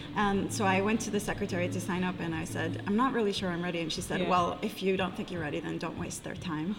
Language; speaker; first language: English; non-native, fluent; Hebrew